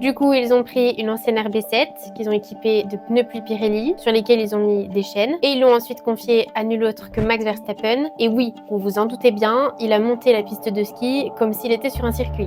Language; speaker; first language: French; native; French